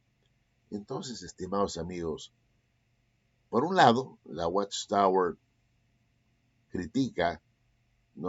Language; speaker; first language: Spanish; native; Spanish